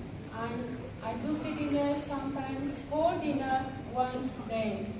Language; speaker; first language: English; non-native, learner; Nepali